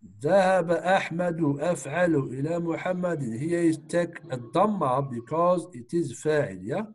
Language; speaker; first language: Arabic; non-native, fluent; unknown